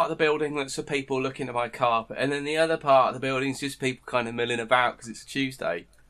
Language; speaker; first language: English; native; English